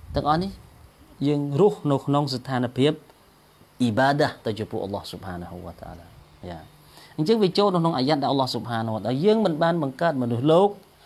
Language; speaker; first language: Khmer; non-native, local second language; Eastern Cham